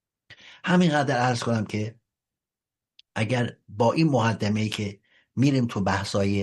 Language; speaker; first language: Persian; native; Persian